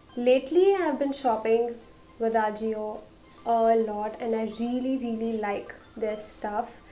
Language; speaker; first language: English; non-native, local second language; Hindi